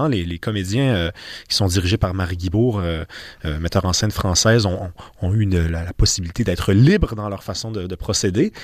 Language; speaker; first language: French; native; French